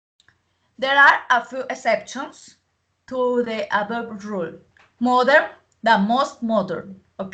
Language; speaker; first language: English; non-native, learner; Spanish